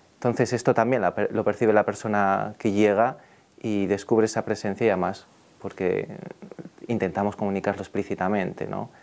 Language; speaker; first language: Spanish; native; Spanish